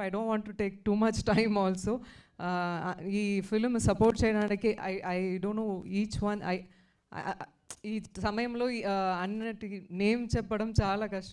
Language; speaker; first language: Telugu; non-native, fluent; Tamil